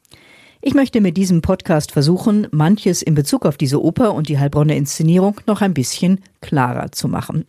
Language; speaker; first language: German; native; German